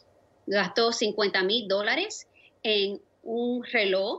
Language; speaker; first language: Spanish; early bilingual, other home language; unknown